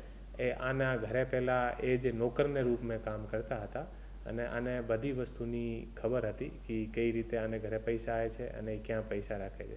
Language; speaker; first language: Gujarati; non-native, fluent; Hindi